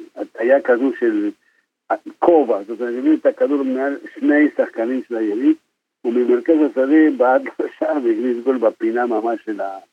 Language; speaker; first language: Hebrew; non-native, fluent; Spanish